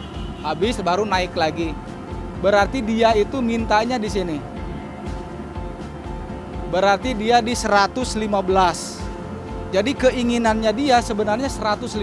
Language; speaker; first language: Indonesian; native; Indonesian